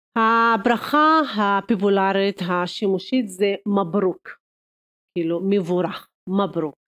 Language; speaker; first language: Hebrew; non-native, local second language; Arabic